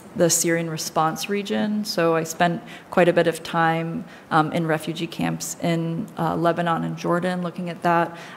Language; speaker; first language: English; native; English